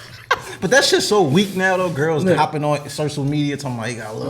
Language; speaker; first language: English; native; English